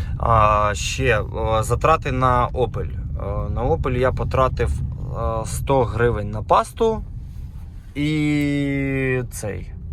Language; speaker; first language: Ukrainian; non-native, local second language; Russian